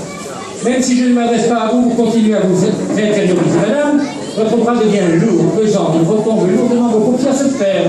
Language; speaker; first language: French; native; French